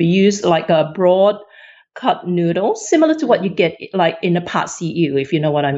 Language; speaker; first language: English; non-native, local second language; Cantonese